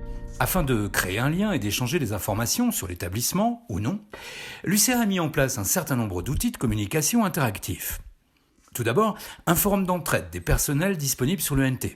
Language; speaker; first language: French; native; French